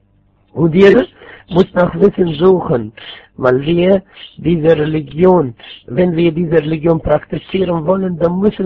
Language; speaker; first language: German; non-native, fluent; Arabic